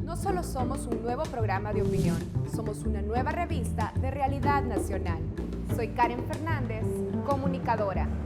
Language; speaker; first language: Spanish; native; Spanish